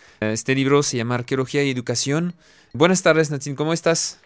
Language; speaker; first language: Spanish; non-native, fluent; French